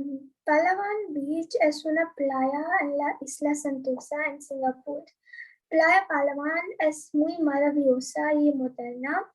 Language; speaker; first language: Spanish; non-native, learner; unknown